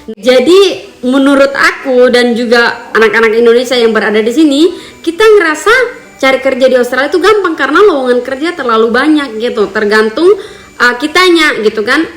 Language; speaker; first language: Indonesian; non-native, local second language; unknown